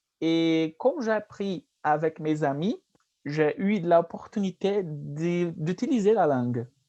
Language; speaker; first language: French; non-native, fluent; Portuguese